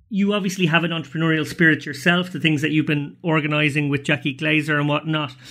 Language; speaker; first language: English; native; English